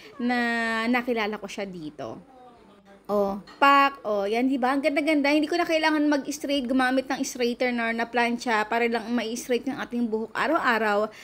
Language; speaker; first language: Filipino; native; Filipino